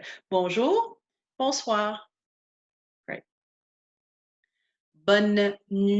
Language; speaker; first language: French; non-native, fluent; English